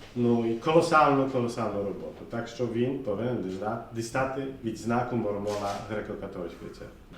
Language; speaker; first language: Ukrainian; early bilingual, heritage; Ukrainian